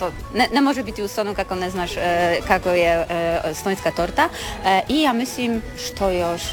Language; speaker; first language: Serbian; non-native, learner; Polish